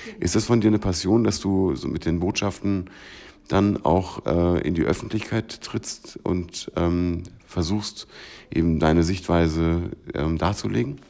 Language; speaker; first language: German; native; German